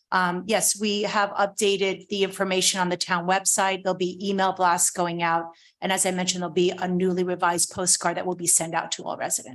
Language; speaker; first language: English; native; English